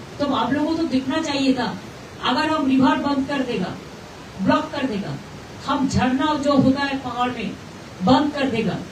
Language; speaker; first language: Hindi; non-native, local second language; Bangla